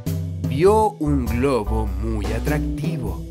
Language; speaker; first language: Spanish; non-native, fluent; English